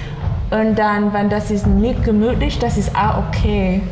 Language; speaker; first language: German; non-native, learner; English